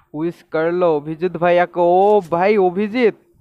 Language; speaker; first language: Hindi; non-native, local second language; Bangla